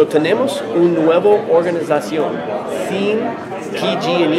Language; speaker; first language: Spanish; non-native, learner; English